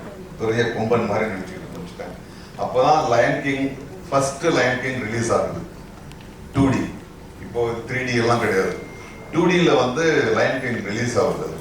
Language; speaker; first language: Tamil; native; Tamil